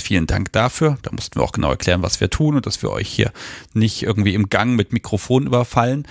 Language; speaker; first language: German; native; German